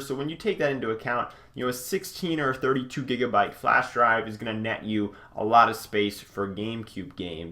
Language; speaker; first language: English; native; English